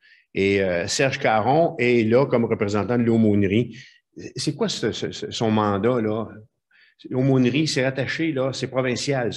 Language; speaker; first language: French; native; French